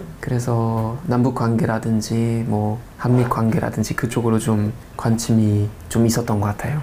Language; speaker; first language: Korean; non-native, fluent; German